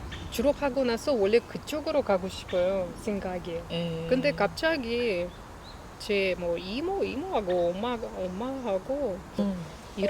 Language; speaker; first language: Korean; non-native, learner; Russian